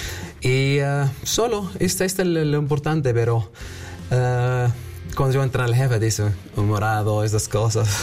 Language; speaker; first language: Spanish; non-native, learner; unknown